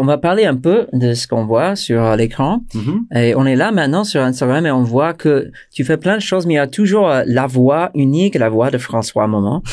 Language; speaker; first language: French; non-native, fluent; English